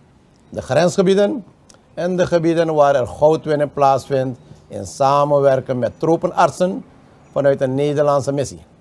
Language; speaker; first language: Dutch; native; Dutch